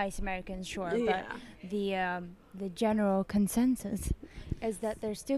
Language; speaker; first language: English; non-native, fluent; Swedish